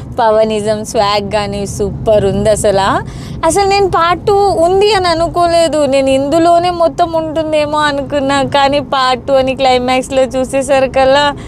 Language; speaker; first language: Telugu; native; Telugu